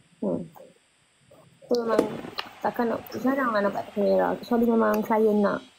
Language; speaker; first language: Malay; native; Malay